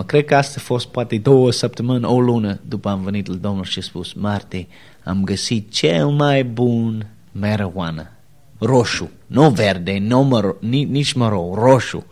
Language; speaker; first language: Romanian; non-native, learner; English